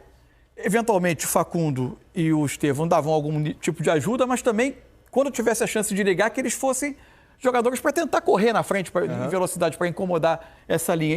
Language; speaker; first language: Portuguese; native; Portuguese